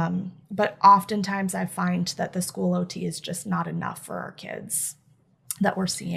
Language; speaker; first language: English; native; English